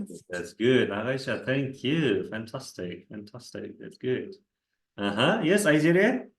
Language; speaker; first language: English; non-native, fluent; Kazakh